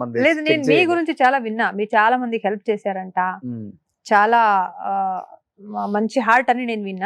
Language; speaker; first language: Telugu; non-native, local second language; Kannada